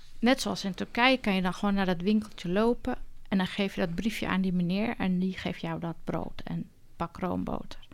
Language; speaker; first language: Dutch; early bilingual, other home language; Turkish